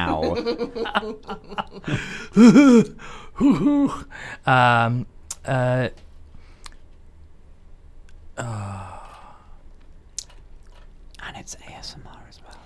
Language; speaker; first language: English; native; English